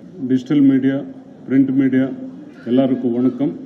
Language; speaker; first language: Tamil; non-native, learner; Telugu